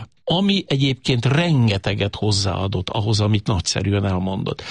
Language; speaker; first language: Hungarian; native; Hungarian